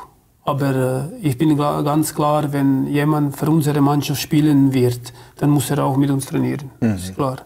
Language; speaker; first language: German; non-native, fluent; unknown